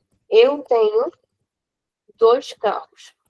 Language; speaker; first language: Portuguese; non-native, fluent; Hindi